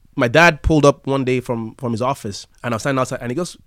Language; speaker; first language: English; non-native, local second language; Yoruba